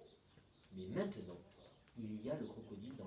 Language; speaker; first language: French; native; French